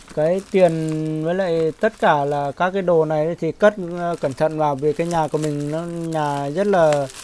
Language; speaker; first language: Vietnamese; non-native, local second language; Hmong